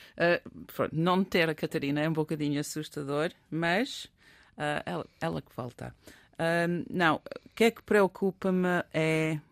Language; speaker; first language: Portuguese; non-native, fluent; English